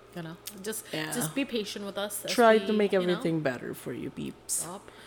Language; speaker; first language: English; non-native, fluent; Indonesian